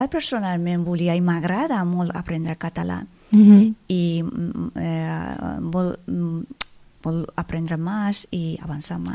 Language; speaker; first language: Catalan; non-native, fluent; Persian